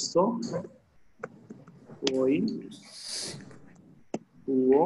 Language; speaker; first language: Italian; non-native, learner; Hindi